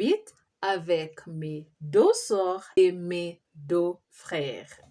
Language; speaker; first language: French; non-native, fluent; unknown